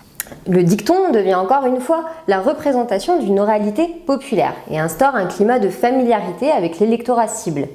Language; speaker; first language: French; native; French